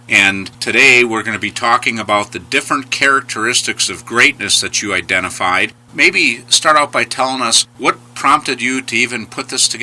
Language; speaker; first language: English; native; English